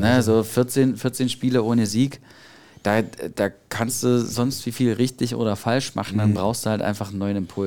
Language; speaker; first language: German; native; German